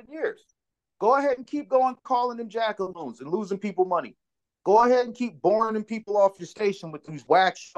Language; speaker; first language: English; early bilingual, other home language; Spanish